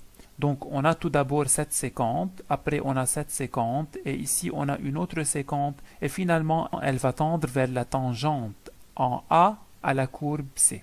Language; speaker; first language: French; non-native, local second language; Arabic